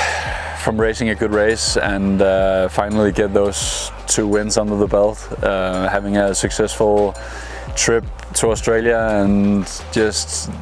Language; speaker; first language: English; non-native, fluent; Danish